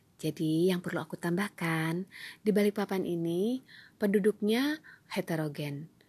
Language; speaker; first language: Indonesian; native; Indonesian